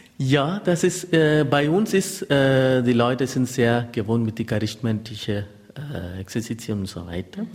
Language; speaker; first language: German; non-native, learner; Tamil